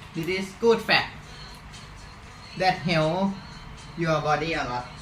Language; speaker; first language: English; non-native, learner; Thai